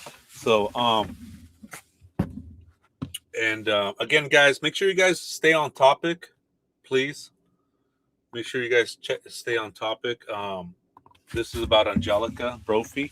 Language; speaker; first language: English; native; English